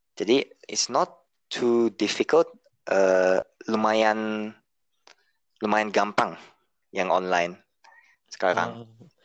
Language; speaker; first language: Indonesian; early bilingual, heritage; Indonesian